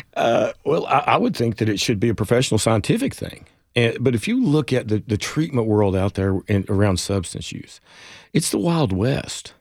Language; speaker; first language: English; native; English